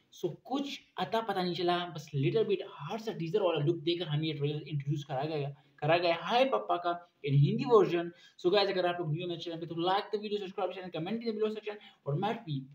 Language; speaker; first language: Hindi; native; Hindi